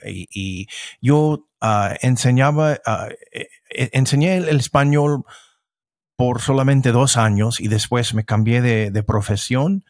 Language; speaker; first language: Spanish; non-native, fluent; English